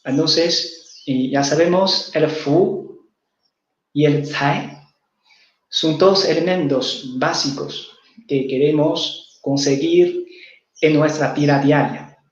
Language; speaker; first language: Spanish; non-native, fluent; Chinese